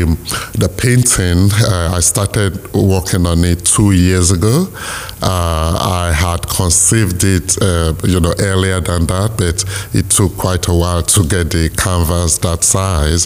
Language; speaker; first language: English; non-native, local second language; Yoruba